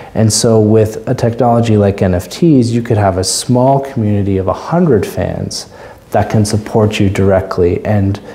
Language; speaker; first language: English; native; English